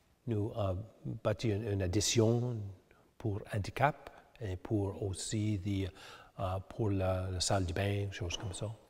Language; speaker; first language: French; early bilingual, heritage; English